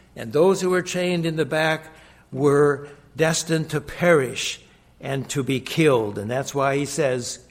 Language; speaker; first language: English; native; English